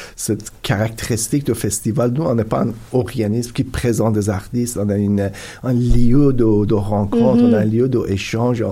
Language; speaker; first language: French; non-native, fluent; Persian